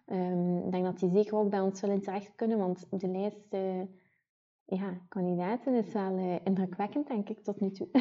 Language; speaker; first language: Dutch; native; Dutch